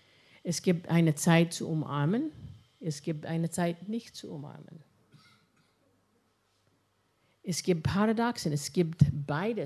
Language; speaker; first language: German; non-native, fluent; English